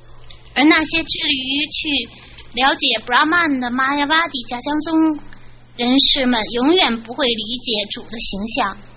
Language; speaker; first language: Chinese; native; Chinese